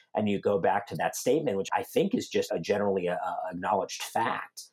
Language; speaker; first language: English; native; English